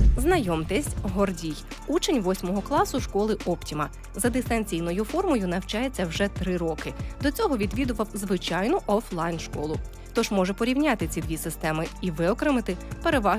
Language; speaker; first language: Ukrainian; native; Ukrainian